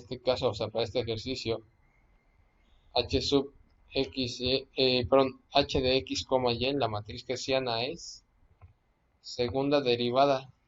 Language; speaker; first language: Spanish; native; Spanish